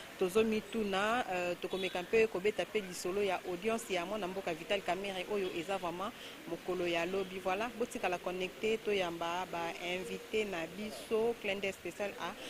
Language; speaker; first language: Lingala; native; Lingala